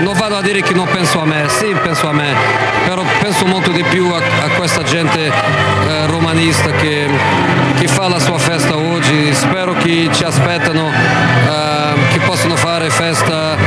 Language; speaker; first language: Italian; non-native, fluent; Portuguese